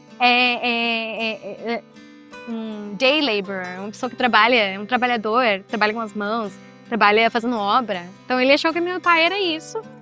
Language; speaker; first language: Portuguese; non-native, fluent; Spanish